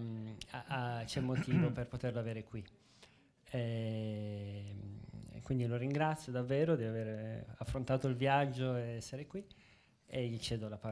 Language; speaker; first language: Italian; native; Italian